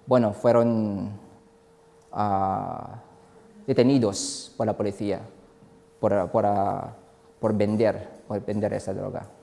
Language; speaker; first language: Spanish; non-native, fluent; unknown